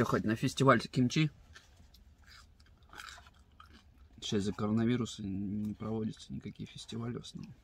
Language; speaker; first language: Russian; native; Russian